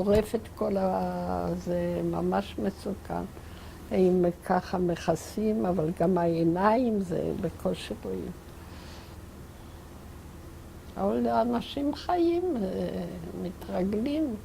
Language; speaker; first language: Hebrew; non-native, fluent; Yiddish